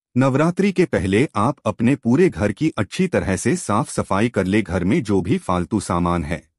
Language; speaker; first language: Hindi; native; Hindi